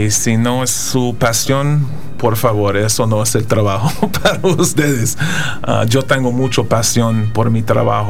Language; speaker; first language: Spanish; non-native, fluent; English